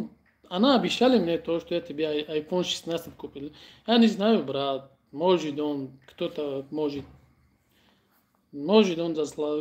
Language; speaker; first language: Russian; non-native, learner; Tajik